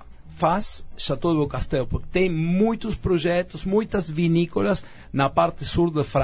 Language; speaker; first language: Portuguese; non-native, fluent; Spanish